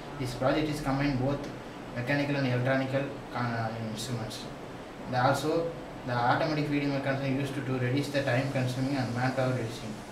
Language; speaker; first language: English; non-native, local second language; Tamil